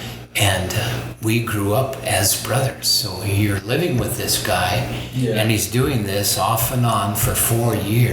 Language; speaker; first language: English; native; English